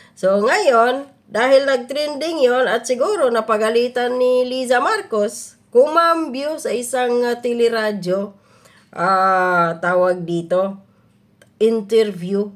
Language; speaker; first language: Filipino; native; Filipino